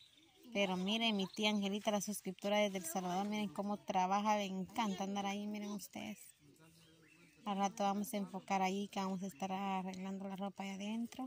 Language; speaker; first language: Spanish; native; Spanish